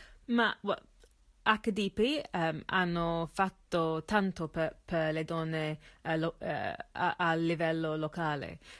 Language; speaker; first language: Italian; non-native, learner; English